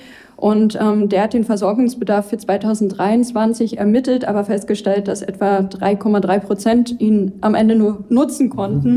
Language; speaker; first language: German; native; German